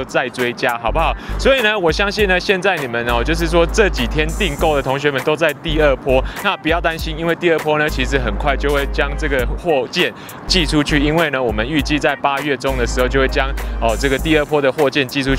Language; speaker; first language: Chinese; native; Chinese